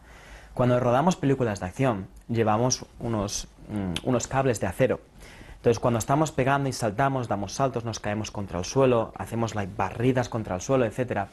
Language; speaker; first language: Spanish; native; Spanish